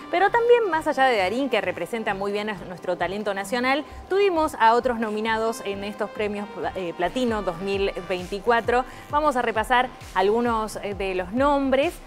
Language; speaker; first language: Spanish; native; Spanish